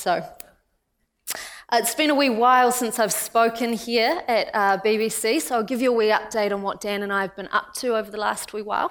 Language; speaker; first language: English; native; English